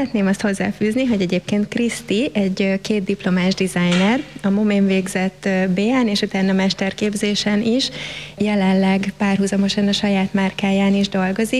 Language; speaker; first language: Hungarian; native; Hungarian